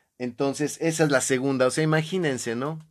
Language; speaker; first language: Spanish; native; Spanish